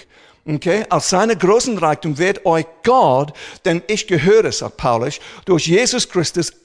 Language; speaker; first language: German; non-native, fluent; English